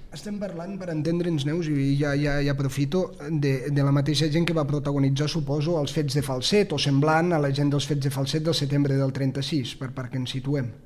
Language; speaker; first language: Catalan; native; Catalan